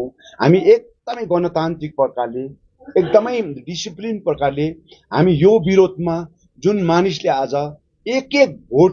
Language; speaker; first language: Nepali; native; Nepali